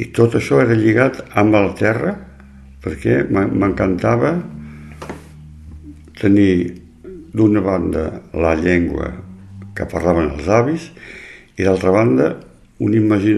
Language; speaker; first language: Catalan; native; Catalan